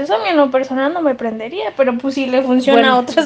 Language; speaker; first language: Spanish; native; Spanish